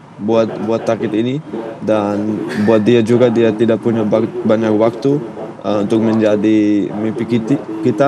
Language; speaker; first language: Indonesian; non-native, fluent; Dutch